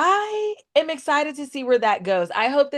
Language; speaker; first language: English; native; English